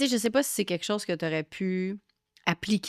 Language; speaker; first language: French; native; French